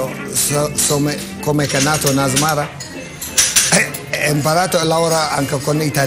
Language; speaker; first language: Italian; non-native, local second language; Tigrinya